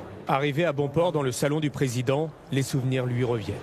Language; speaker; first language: French; native; French